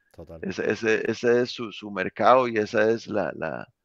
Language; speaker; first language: Spanish; native; Spanish